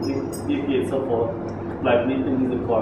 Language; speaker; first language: German; non-native, learner; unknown